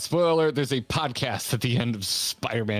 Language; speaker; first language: English; native; English